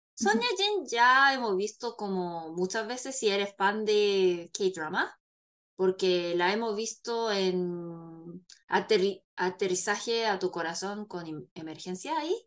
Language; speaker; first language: Spanish; non-native, fluent; Korean